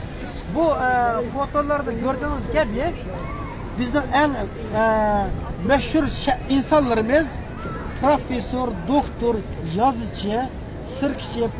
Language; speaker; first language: Turkish; non-native, learner; Uyghur